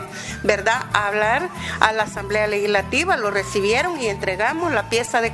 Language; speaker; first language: Spanish; native; Spanish